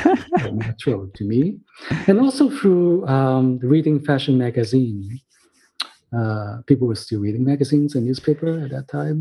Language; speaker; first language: English; non-native, local second language; Cantonese